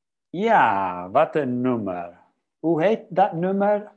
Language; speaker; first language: Dutch; non-native, fluent; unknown